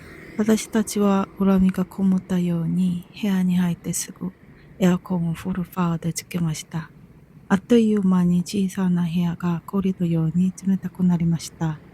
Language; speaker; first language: Japanese; non-native, fluent; Korean